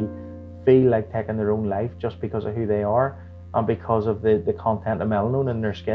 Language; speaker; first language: English; native; English